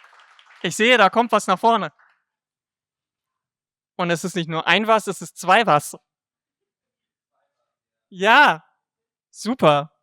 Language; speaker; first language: German; native; German